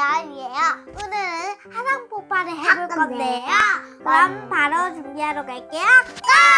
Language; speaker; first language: Korean; native; Korean